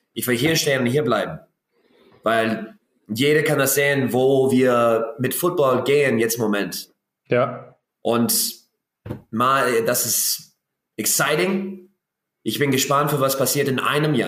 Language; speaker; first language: German; non-native, learner; English